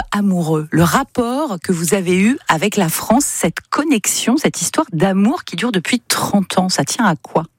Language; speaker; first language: French; native; French